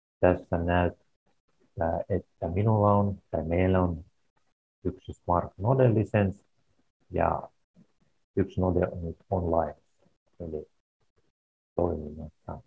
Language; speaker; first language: Finnish; non-native, learner; Russian